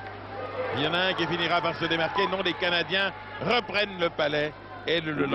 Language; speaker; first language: French; native; French